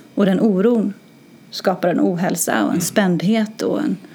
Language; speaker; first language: Swedish; early bilingual, other home language; Arabic